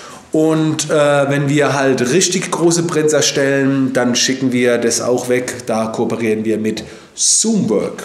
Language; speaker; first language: German; native; German